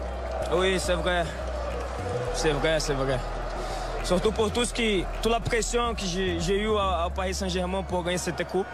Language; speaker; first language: French; non-native, fluent; Portuguese